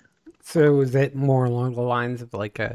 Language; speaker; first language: English; native; English